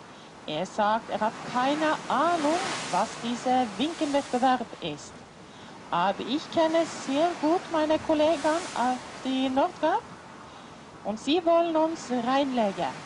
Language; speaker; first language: German; non-native, learner; Norwegian